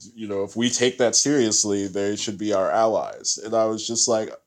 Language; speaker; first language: English; early bilingual, other home language; Yoruba